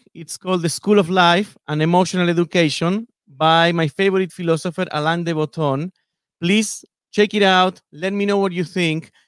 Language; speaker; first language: English; non-native, fluent; Spanish